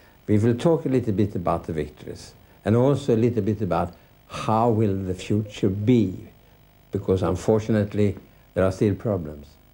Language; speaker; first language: English; non-native, fluent; Swedish